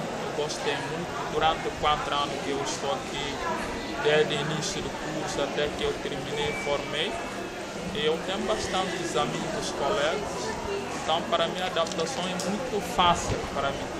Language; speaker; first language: Portuguese; non-native, local second language; Upper Guinea Crioulo